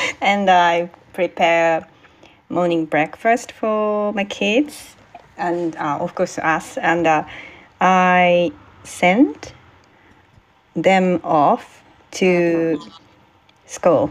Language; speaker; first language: English; non-native, learner; Japanese